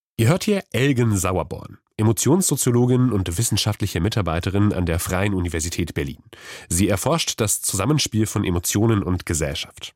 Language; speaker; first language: German; native; German